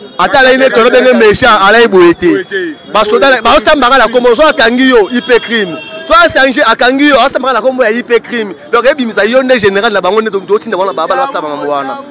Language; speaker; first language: Lingala; native; Lingala